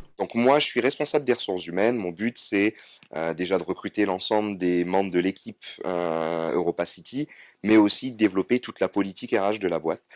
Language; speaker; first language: French; native; French